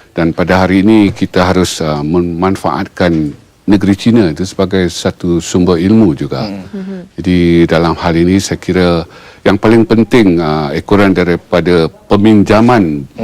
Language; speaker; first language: Malay; native; Malay